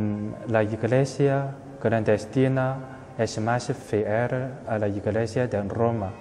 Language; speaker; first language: Spanish; non-native, fluent; Chinese